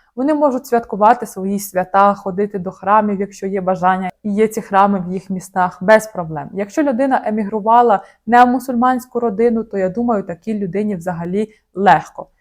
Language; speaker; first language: Ukrainian; native; Ukrainian